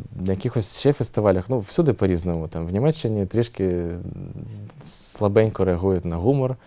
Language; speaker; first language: Ukrainian; native; Ukrainian